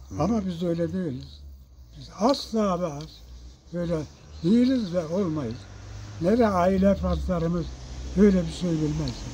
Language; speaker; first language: Turkish; non-native, local second language; Zaza